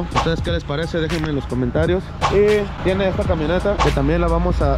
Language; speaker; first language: Spanish; native; Spanish